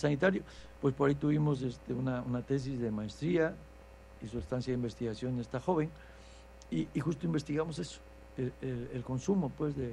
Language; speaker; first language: Spanish; native; Spanish